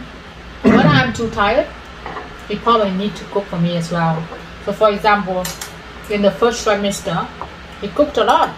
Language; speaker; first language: English; non-native, fluent; Vietnamese